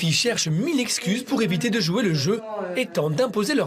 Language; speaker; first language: French; native; French